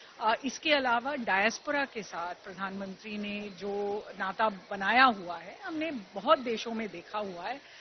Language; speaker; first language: Hindi; native; Hindi